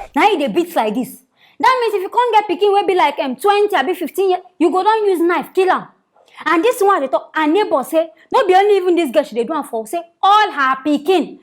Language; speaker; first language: Nigerian Pidgin; native; Nigerian Pidgin